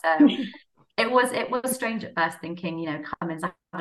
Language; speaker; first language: English; native; English